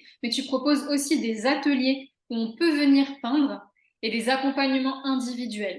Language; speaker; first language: French; native; French